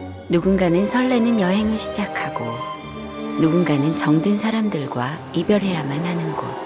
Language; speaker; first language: Korean; native; Korean